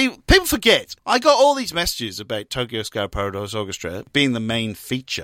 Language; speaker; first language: English; native; English